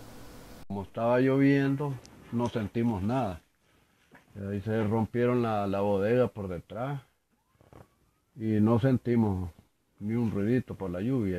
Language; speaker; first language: Spanish; native; Spanish